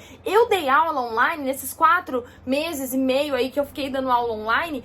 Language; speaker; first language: Portuguese; native; Portuguese